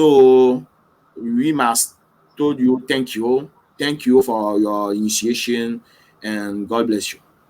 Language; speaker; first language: English; non-native, learner; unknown